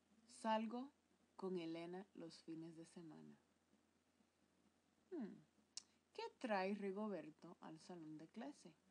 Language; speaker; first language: Spanish; non-native, fluent; English